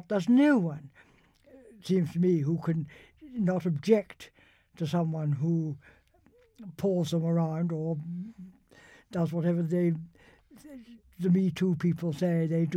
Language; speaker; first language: English; native; English